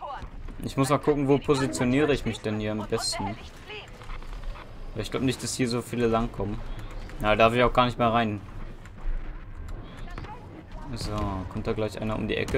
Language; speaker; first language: German; native; German